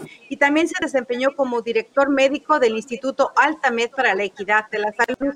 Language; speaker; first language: Spanish; native; Spanish